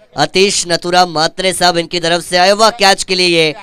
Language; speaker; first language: Hindi; non-native, local second language; Marathi